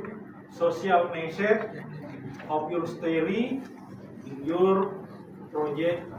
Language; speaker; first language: English; non-native, learner; Indonesian